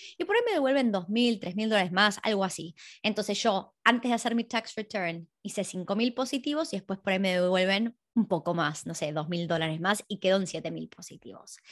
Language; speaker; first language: Spanish; native; Spanish